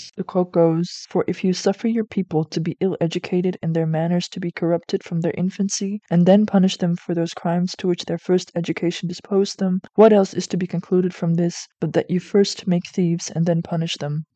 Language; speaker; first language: English; non-native, fluent; Dutch